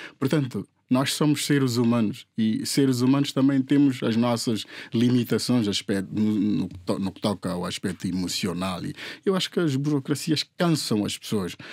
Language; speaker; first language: Portuguese; non-native, local second language; Upper Guinea Crioulo